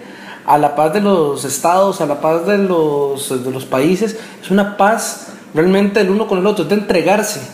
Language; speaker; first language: Spanish; native; Spanish